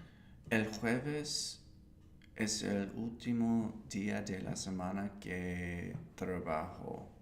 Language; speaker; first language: Spanish; non-native, learner; English